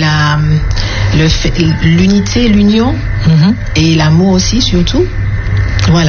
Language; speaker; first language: French; native; French